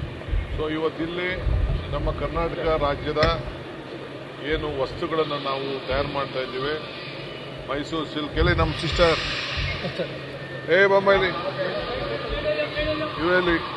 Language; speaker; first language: Kannada; native; Kannada